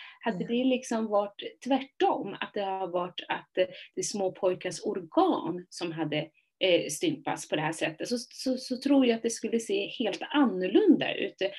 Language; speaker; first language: Swedish; early bilingual, other home language; Somali